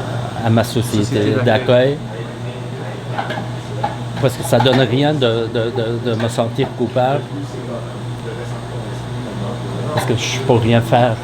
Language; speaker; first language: French; non-native, fluent; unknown